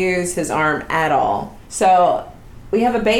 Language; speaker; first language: English; native; English